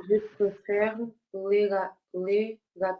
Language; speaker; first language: French; non-native, learner; Portuguese